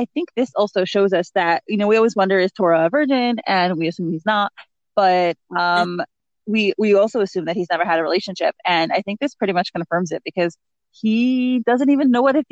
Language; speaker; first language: English; native; English